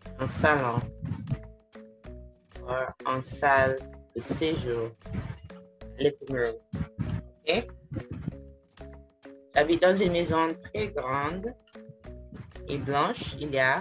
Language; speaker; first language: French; non-native, fluent; English